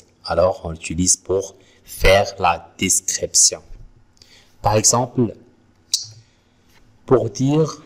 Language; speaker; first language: French; non-native, local second language; Arabic